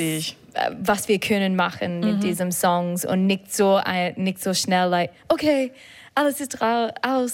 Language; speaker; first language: German; non-native, learner; English